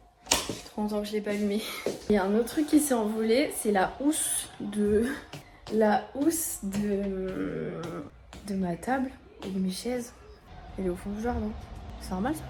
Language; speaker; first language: French; native; French